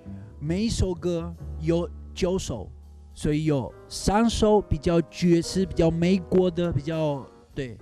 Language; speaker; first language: Chinese; non-native, learner; Spanish